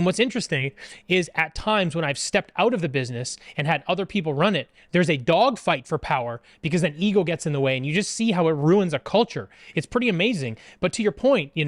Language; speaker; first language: English; native; English